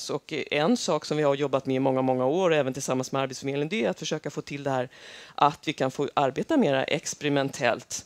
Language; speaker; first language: Swedish; native; Swedish